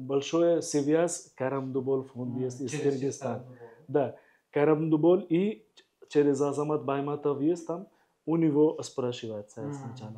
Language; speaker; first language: Russian; non-native, learner; Hindi